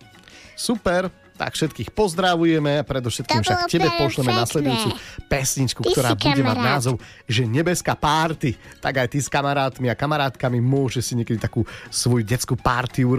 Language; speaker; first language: Slovak; native; Slovak